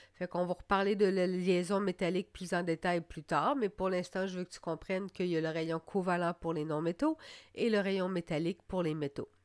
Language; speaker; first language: French; native; French